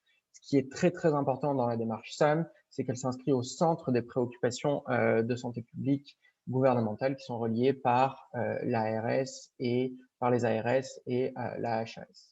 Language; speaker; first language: French; native; French